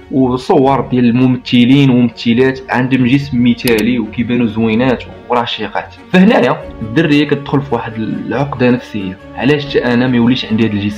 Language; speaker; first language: Arabic; native; Arabic